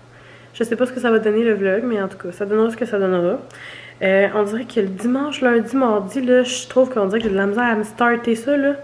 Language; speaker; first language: French; native; French